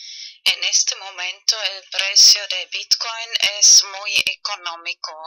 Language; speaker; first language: Spanish; non-native, fluent; German